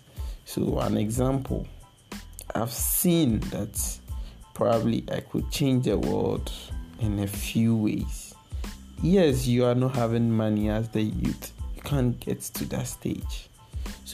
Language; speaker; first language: English; non-native, local second language; Akan